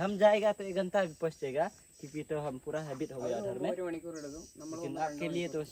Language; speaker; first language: Hindi; non-native, local second language; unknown